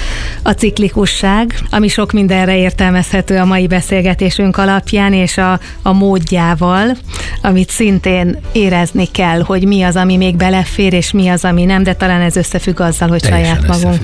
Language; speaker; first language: Hungarian; native; Hungarian